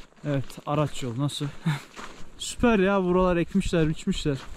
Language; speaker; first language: Turkish; native; Turkish